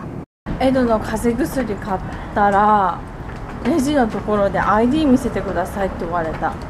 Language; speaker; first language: Japanese; native; Japanese